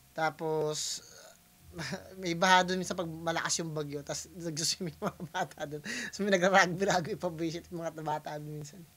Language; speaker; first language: Filipino; native; Filipino